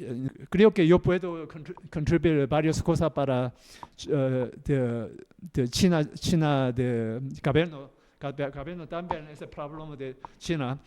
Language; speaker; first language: Spanish; non-native, learner; Korean